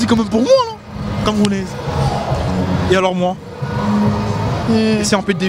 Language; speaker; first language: French; native; French